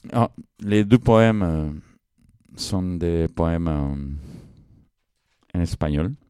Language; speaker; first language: French; non-native, fluent; Spanish